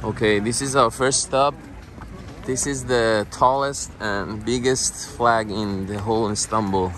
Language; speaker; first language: English; non-native, fluent; Persian